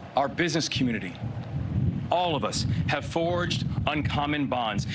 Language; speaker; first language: English; native; English